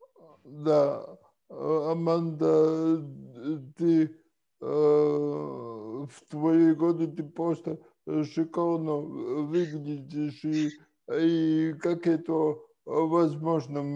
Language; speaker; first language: Russian; non-native, local second language; Latvian